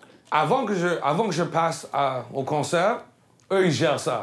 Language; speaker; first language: French; native; French